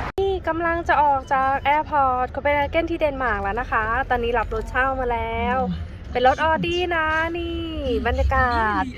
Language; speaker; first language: Thai; native; Thai